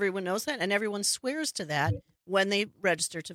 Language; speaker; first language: English; native; English